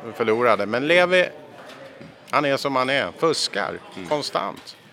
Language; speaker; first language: Swedish; non-native, fluent; English